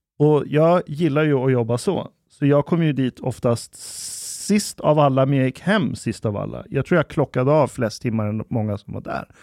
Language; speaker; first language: Swedish; early bilingual, other home language; Persian